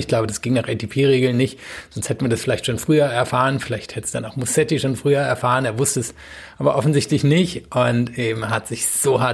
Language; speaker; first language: German; native; German